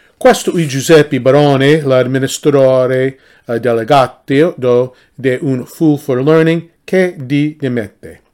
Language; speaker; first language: Italian; non-native, learner; English